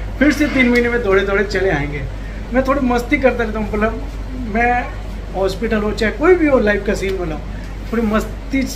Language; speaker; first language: Hindi; non-native, local second language; Gujarati